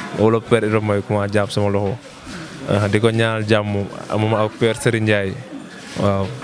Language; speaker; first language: Wolof; native; Wolof